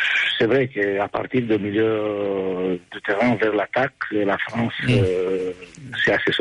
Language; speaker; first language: French; non-native, fluent; Romanian